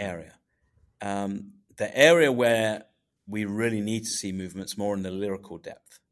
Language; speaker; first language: English; native; English